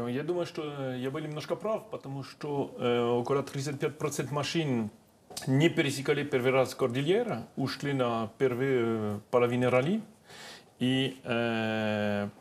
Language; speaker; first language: Russian; non-native, learner; French